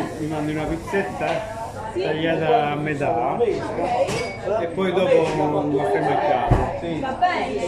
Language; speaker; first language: Italian; non-native, learner; Punjabi